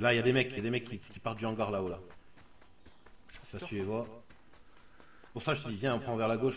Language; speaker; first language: French; native; French